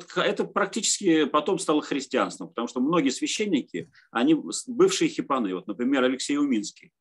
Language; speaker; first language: Russian; native; Russian